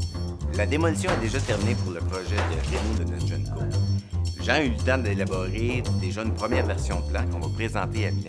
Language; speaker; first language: French; native; French